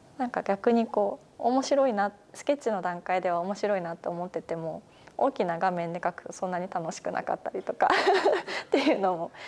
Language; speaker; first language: Japanese; native; Japanese